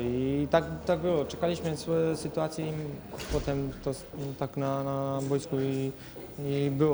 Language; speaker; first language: Polish; non-native, learner; Serbian